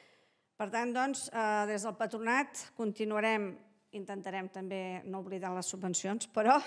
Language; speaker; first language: Catalan; native; Catalan